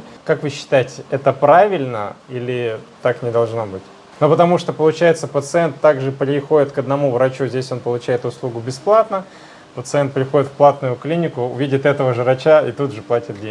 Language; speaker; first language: Russian; native; Russian